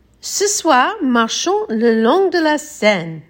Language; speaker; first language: French; non-native, learner; English